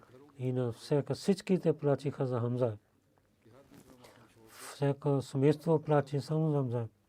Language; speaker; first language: Bulgarian; non-native, learner; Urdu